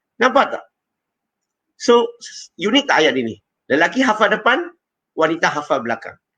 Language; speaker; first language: Malay; non-native, local second language; Chinese